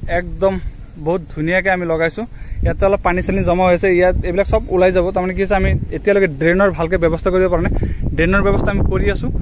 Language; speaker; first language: Assamese; non-native, local second language; Bangla